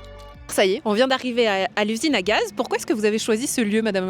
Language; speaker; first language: French; native; French